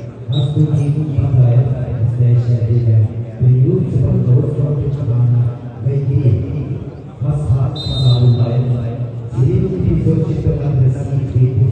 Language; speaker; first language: Russian; native; Russian